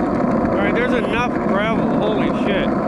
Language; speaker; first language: English; native; English